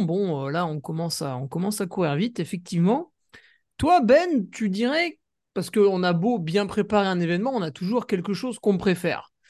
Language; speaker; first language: French; native; French